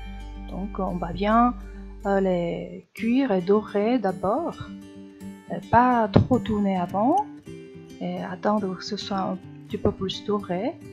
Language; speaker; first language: French; non-native, fluent; Korean